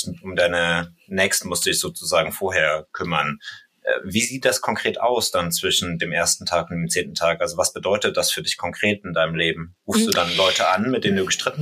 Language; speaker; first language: German; native; German